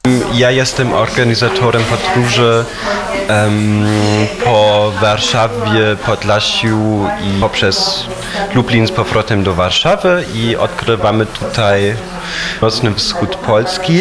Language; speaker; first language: Polish; non-native, fluent; German